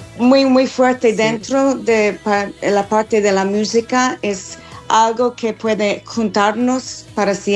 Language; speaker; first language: Spanish; non-native, learner; English